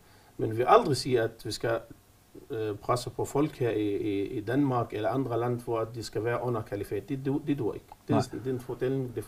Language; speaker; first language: Danish; non-native, fluent; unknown